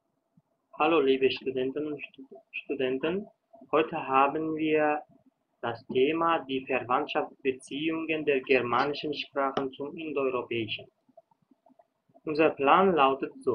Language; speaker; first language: German; non-native, fluent; Uzbek